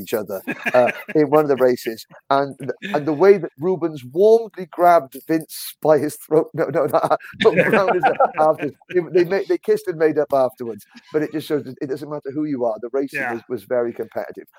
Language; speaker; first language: English; native; English